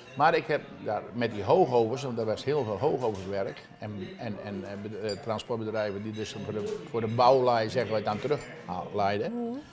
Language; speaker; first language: Dutch; native; Dutch